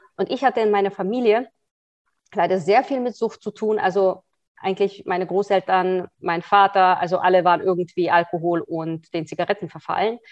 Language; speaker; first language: German; early bilingual, other home language; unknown